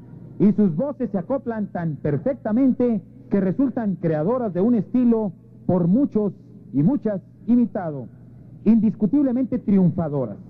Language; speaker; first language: Spanish; native; Spanish